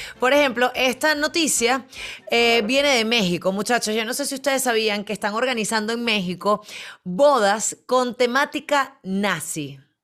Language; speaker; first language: Spanish; native; Spanish